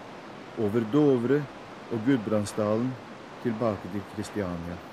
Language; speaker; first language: Norwegian; native; Norwegian